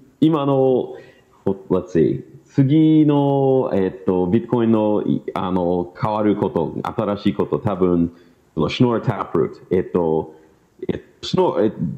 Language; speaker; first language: Japanese; non-native, learner; English